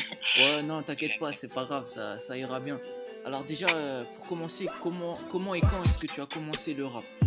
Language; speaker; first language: French; native; French